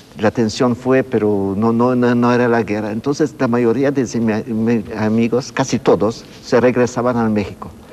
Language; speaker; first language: Spanish; non-native, fluent; Polish